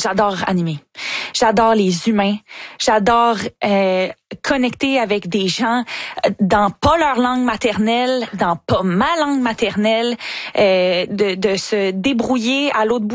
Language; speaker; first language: French; native; French